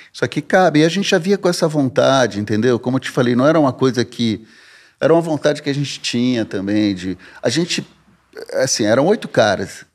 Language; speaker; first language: Portuguese; early bilingual, heritage; Portuguese